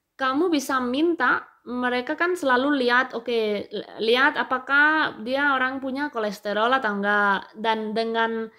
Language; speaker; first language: Indonesian; non-native, fluent; Spanish